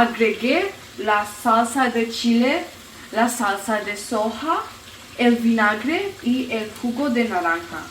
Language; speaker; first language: Spanish; non-native, learner; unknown